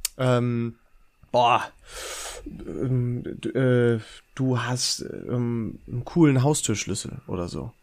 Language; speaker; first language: German; native; German